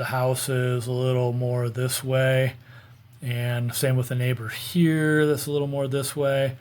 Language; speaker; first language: English; native; English